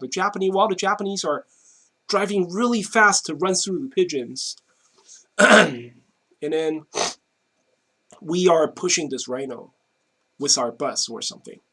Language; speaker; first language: English; non-native, fluent; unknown